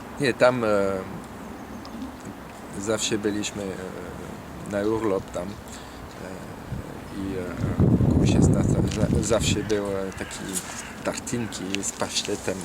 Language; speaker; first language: Polish; non-native, learner; French